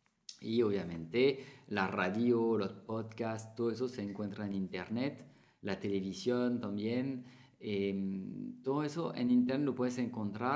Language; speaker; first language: Spanish; non-native, fluent; French